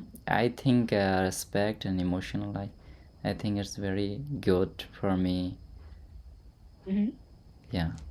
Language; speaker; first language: English; non-native, learner; Hindi